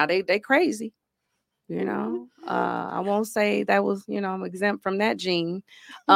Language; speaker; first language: English; native; English